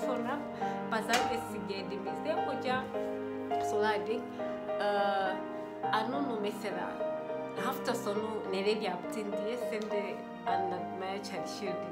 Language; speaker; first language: Turkish; non-native, fluent; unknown